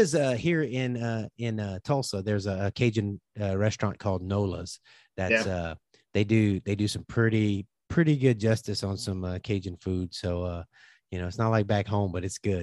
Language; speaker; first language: English; native; English